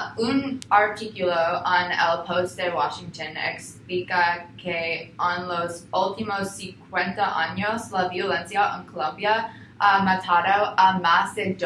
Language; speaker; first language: Spanish; non-native, learner; English